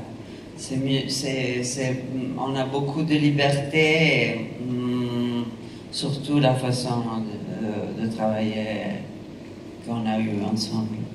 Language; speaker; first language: French; non-native, fluent; Italian